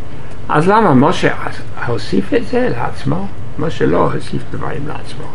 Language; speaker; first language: Hebrew; non-native, fluent; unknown